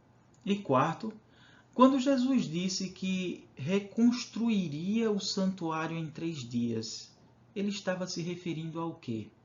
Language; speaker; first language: Portuguese; native; Portuguese